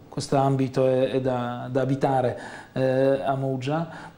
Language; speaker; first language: Italian; non-native, fluent; Polish